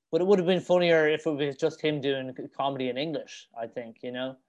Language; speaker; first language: English; native; English